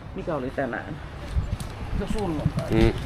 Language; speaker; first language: Finnish; native; Finnish